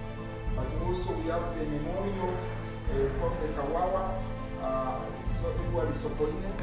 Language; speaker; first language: English; non-native, local second language; Swahili